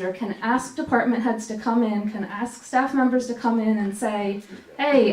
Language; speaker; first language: English; native; English